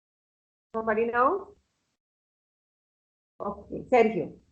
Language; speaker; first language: English; non-native, fluent; Spanish